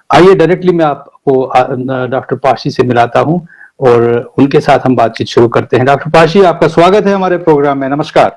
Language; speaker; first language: Hindi; non-native, local second language; Kashmiri